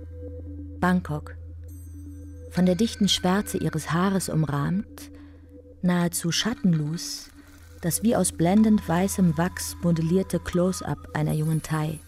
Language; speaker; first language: German; native; German